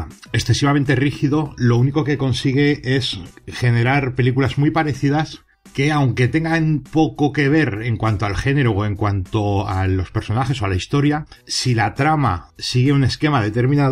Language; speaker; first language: Spanish; native; Spanish